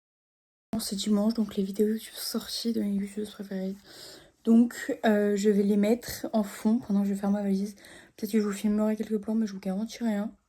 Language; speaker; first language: French; native; French